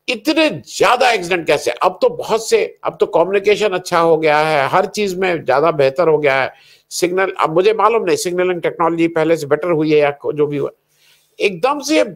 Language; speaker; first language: Hindi; native; Hindi